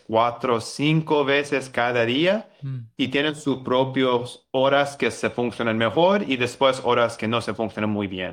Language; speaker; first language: Spanish; non-native, learner; English